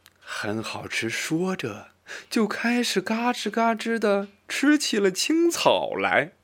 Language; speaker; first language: Chinese; native; Chinese